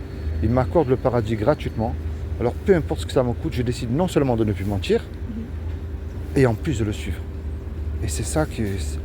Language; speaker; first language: French; native; French